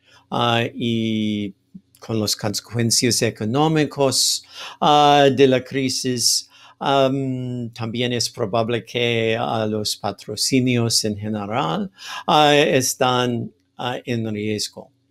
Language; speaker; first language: Spanish; non-native, fluent; English